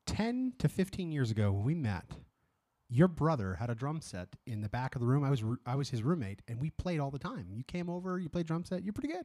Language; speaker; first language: English; early bilingual, other home language; Spanish